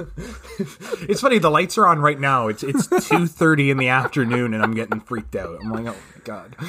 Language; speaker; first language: English; native; English